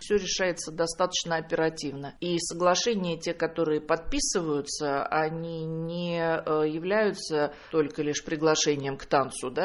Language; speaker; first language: Russian; native; Russian